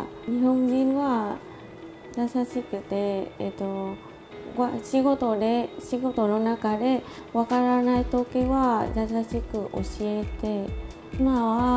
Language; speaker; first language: Japanese; non-native, learner; Vietnamese